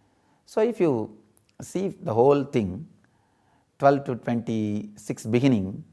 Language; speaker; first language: English; non-native, local second language; Tamil